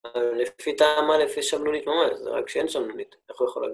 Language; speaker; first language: Hebrew; native; Hebrew